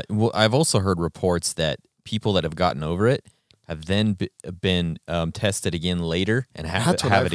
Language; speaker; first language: English; native; English